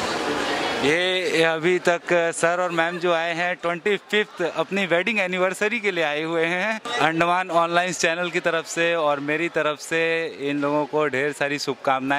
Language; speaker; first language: Hindi; native; Hindi